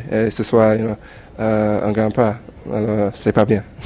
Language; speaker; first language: French; non-native, learner; English